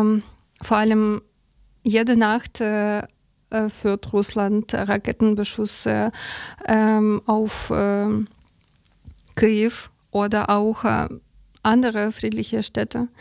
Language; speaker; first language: German; non-native, learner; Ukrainian